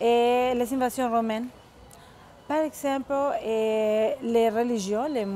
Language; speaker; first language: French; non-native, fluent; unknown